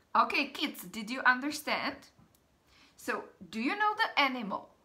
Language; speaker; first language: English; non-native, fluent; Czech